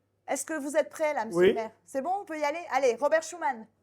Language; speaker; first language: French; native; French